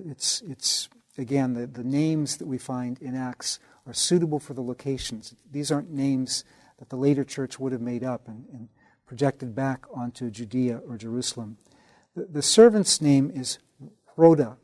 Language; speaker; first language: English; native; English